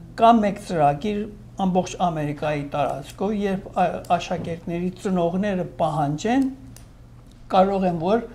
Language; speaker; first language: Armenian; native; Armenian